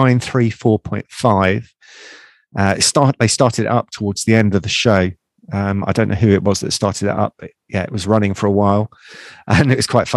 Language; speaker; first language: English; native; English